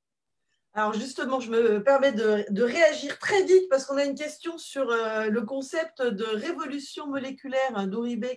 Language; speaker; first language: French; native; French